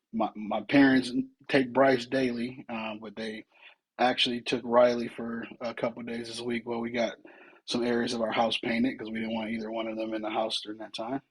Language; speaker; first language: English; native; English